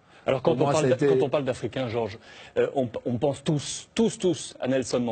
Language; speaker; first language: French; native; French